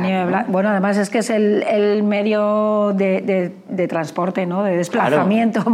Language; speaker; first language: Spanish; native; Spanish